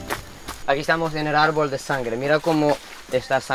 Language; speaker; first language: Spanish; non-native, fluent; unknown